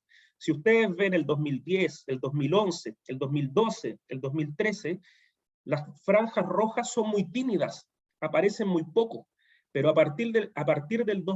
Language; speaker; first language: Spanish; native; Spanish